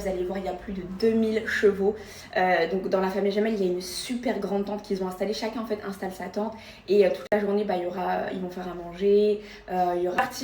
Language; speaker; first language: French; native; French